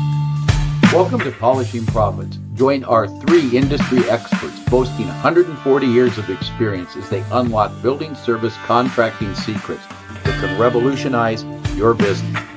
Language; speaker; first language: English; native; English